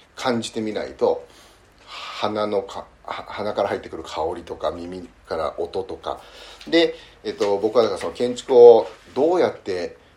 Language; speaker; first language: Japanese; early bilingual, heritage; Japanese